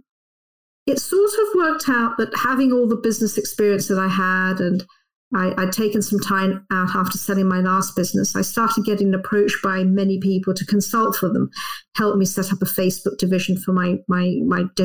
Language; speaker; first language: English; native; English